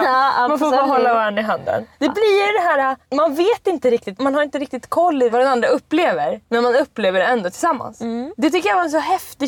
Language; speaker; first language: Swedish; native; Swedish